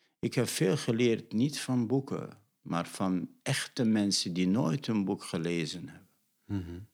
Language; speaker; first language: Dutch; non-native, fluent; Arabic